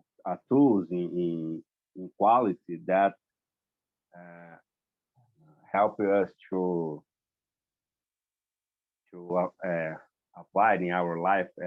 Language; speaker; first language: English; non-native, learner; Portuguese